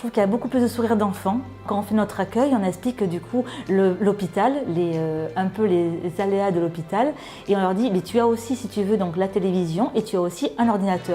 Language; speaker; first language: French; native; French